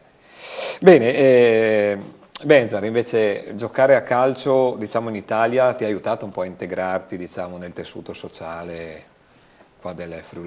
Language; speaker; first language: Italian; native; Italian